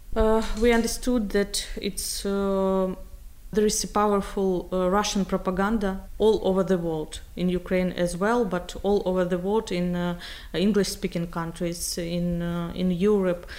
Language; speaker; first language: English; non-native, learner; Ukrainian